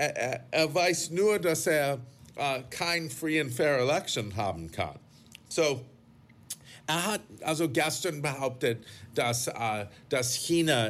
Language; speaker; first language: German; non-native, fluent; English